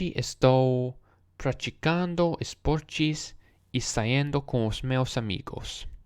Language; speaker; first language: Portuguese; non-native, learner; English